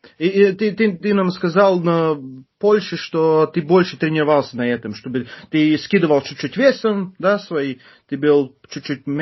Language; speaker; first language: Russian; non-native, fluent; Turkish